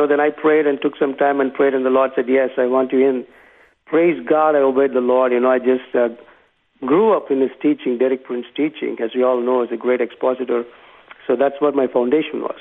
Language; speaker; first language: English; non-native, local second language; Tamil